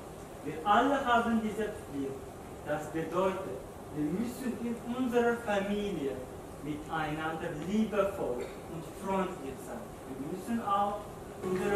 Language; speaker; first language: German; non-native, learner; Uzbek